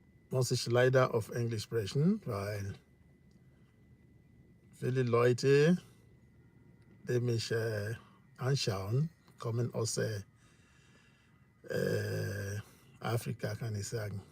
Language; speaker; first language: German; non-native, learner; English